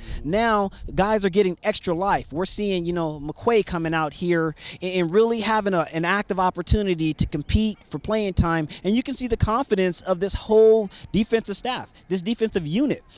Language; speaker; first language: English; native; English